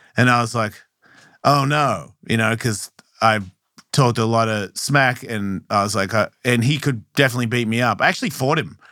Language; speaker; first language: English; native; English